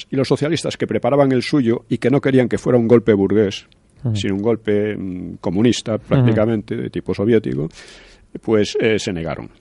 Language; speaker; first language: Spanish; native; Spanish